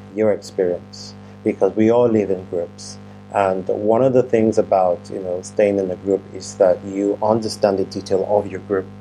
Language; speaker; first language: English; non-native, local second language; Yoruba